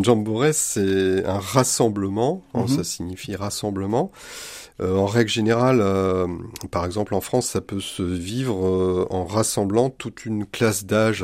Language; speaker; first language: French; native; French